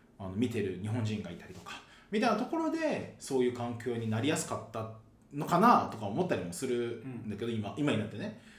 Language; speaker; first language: Japanese; early bilingual, other home language; Portuguese